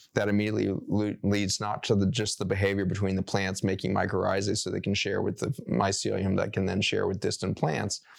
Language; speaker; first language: English; native; English